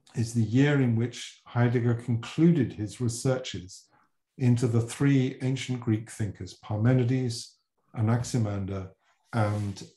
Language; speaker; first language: English; native; English